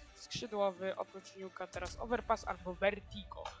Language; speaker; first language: Polish; native; Polish